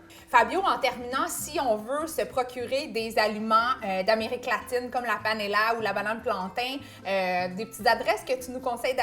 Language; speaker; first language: French; native; French